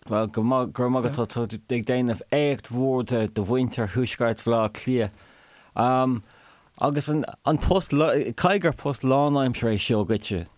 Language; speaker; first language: Irish; non-native, local second language; English